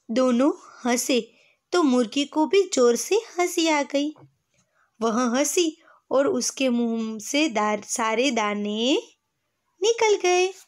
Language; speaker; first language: Hindi; non-native, local second language; Gujarati